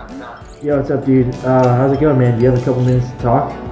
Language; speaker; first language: English; native; English